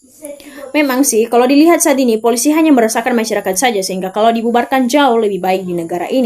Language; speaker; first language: Indonesian; native; Indonesian